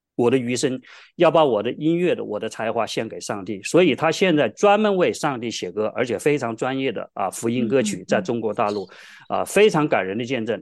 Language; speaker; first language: Chinese; native; Chinese